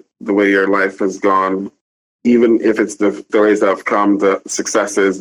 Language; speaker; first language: English; non-native, local second language; Igbo